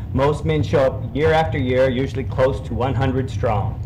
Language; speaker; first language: English; native; English